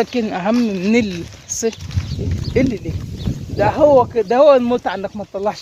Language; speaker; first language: Arabic; native; Arabic